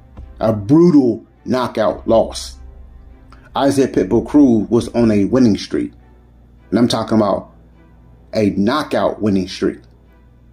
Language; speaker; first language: English; native; English